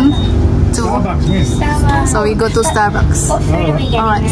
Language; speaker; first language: English; non-native, learner; Indonesian